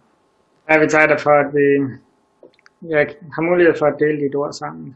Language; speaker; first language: Danish; native; Danish